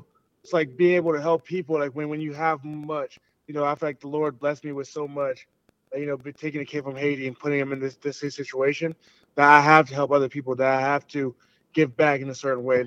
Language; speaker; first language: English; early bilingual, other home language; Haitian Creole